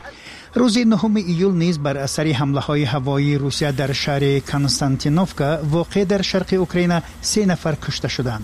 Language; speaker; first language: Tajik; native; Tajik